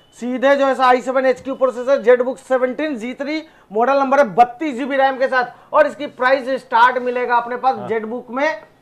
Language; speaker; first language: Hindi; native; Hindi